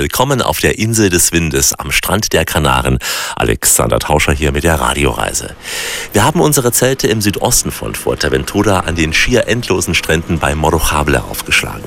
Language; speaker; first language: German; native; German